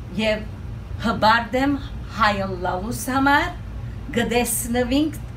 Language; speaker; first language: Armenian; early bilingual, heritage; Armenian